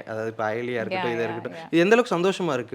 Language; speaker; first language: Tamil; native; Tamil